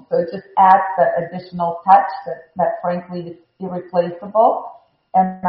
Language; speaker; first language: English; non-native, fluent; Russian